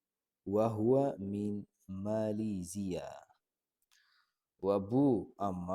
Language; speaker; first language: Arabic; non-native, fluent; Uzbek